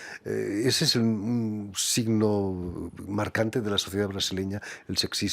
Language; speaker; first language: Spanish; native; Spanish